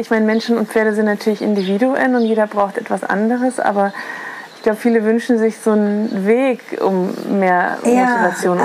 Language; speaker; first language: German; native; German